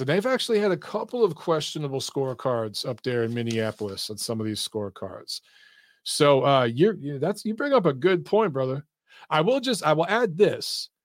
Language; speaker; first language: English; native; English